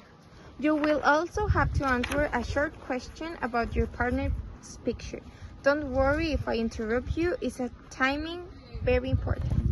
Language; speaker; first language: English; non-native, fluent; Spanish